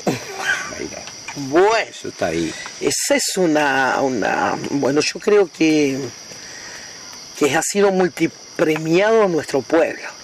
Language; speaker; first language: Spanish; native; Spanish